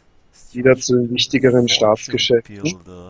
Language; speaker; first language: German; native; German